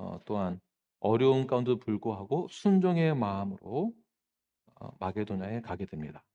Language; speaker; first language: Korean; native; Korean